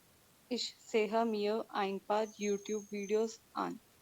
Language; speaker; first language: German; non-native, learner; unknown